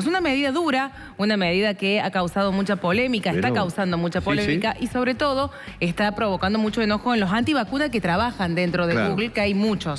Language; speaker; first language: Spanish; native; Spanish